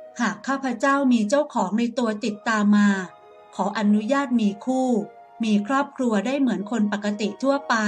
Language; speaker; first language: Thai; native; Thai